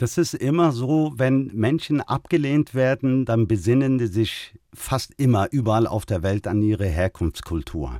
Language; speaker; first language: German; early bilingual, other home language; Turkish